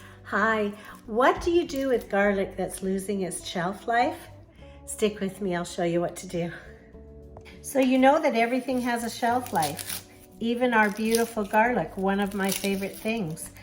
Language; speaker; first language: English; native; English